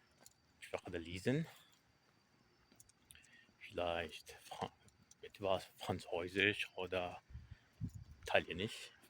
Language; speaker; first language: German; non-native, learner; Portuguese